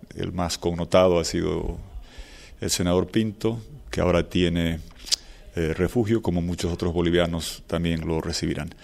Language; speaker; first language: Spanish; native; Spanish